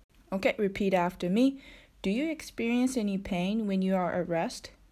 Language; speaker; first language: English; non-native, fluent; Japanese